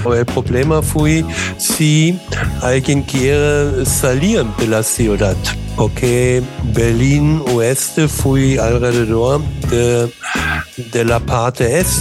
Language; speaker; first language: Spanish; non-native, learner; German